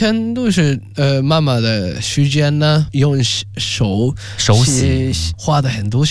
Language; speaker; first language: Chinese; non-native, fluent; Japanese